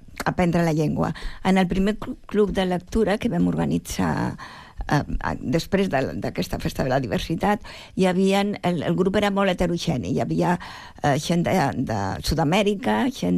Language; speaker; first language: Catalan; native; Catalan